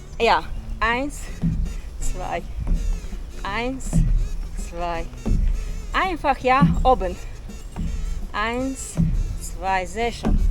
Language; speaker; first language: German; non-native, learner; Ukrainian